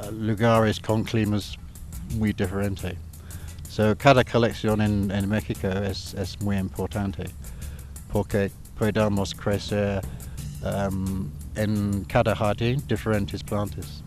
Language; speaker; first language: Spanish; non-native, learner; English